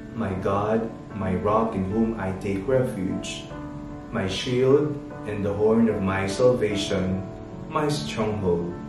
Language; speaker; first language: English; non-native, local second language; Filipino